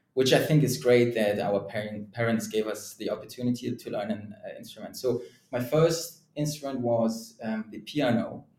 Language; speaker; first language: English; non-native, fluent; German